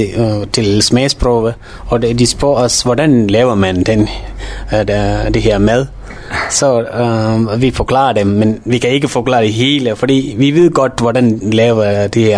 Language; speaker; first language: Danish; non-native, learner; Tamil